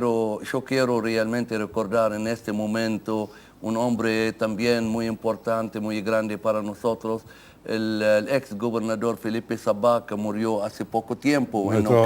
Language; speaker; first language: Spanish; non-native, fluent; Arabic